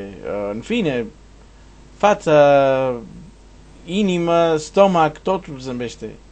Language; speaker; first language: Romanian; non-native, learner; Portuguese